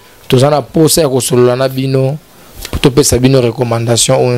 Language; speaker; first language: French; non-native, local second language; Lingala